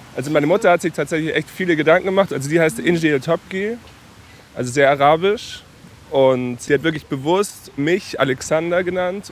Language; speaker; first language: German; native; German